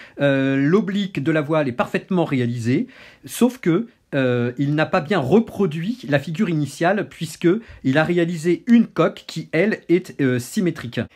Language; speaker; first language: French; native; French